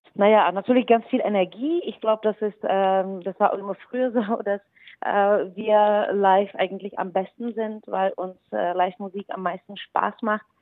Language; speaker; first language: German; non-native, fluent; Czech